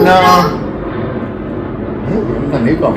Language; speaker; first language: Spanish; native; Spanish